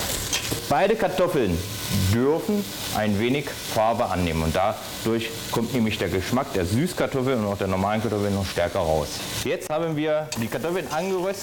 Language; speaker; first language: German; native; German